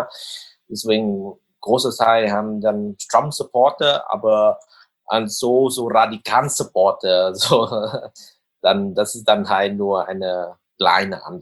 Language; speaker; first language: German; non-native, fluent; Vietnamese